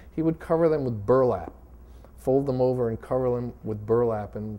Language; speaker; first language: English; native; English